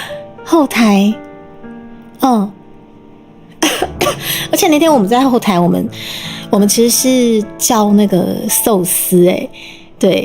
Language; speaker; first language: Chinese; native; Chinese